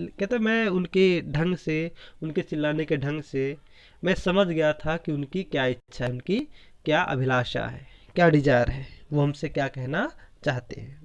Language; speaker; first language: Hindi; native; Hindi